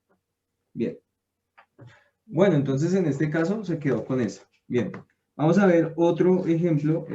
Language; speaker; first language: Spanish; native; Spanish